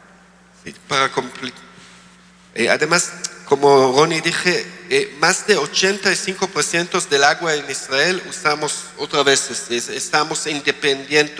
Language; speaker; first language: Spanish; non-native, learner; Hebrew